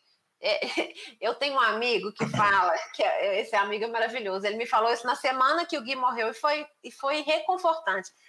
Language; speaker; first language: Portuguese; native; Portuguese